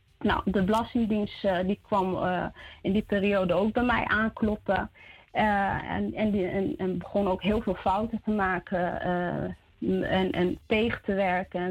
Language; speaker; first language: Dutch; early bilingual, other home language; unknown